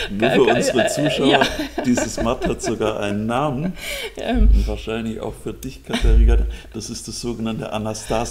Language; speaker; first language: German; native; German